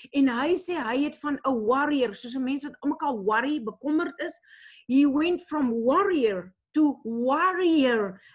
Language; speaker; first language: English; non-native, local second language; Afrikaans